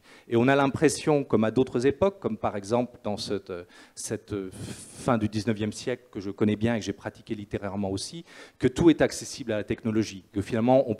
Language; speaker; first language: French; native; French